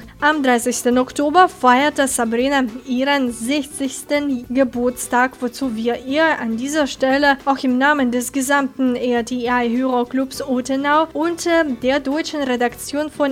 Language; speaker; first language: German; non-native, fluent; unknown